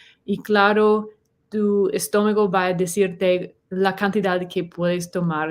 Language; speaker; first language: Spanish; non-native, learner; English